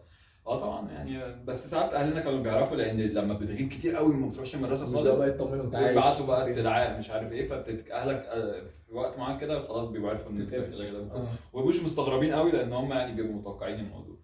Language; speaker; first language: Arabic; native; Arabic